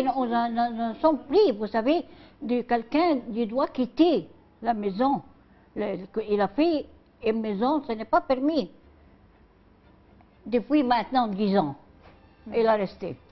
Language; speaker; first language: French; non-native, learner; Arabic